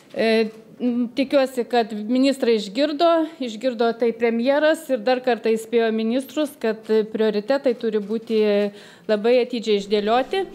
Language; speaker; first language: Lithuanian; native; Lithuanian